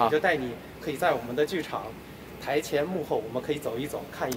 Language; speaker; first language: Chinese; native; Chinese